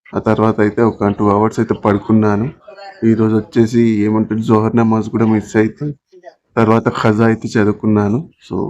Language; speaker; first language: Telugu; non-native, local second language; Urdu